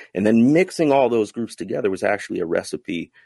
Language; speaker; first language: English; native; English